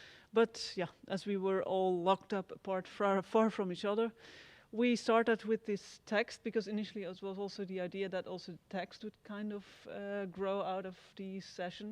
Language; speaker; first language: English; non-native, fluent; Dutch